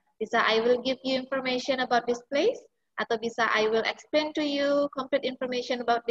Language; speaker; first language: English; non-native, fluent; Indonesian